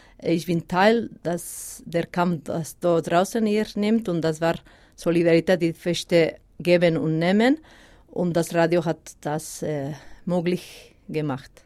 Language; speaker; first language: German; non-native, learner; Basque